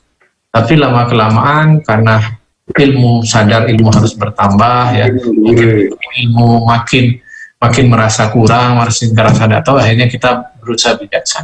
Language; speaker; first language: Indonesian; native; Indonesian